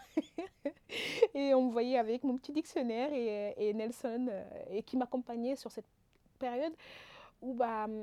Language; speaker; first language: French; non-native, local second language; Wolof